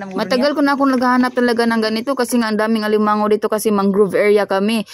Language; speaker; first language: Filipino; non-native, local second language; Cebuano